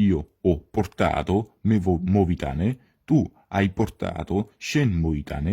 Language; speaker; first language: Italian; non-native, fluent; Georgian